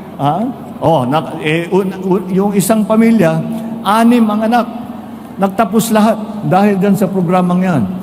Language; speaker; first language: Filipino; native; Filipino